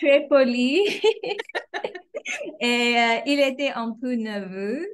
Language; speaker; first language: French; non-native, fluent; English